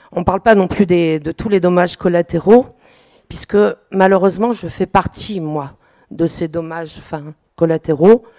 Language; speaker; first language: French; native; French